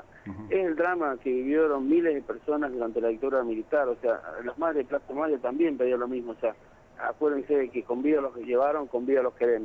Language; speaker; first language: Spanish; native; Spanish